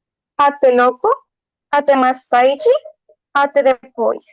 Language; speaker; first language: Portuguese; non-native, learner; Spanish